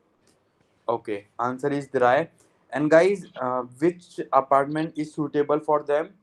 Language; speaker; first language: English; non-native, local second language; Hindi